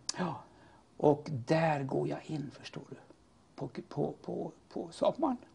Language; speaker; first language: Swedish; native; Swedish